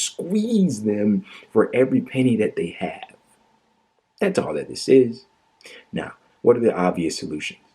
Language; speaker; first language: English; native; English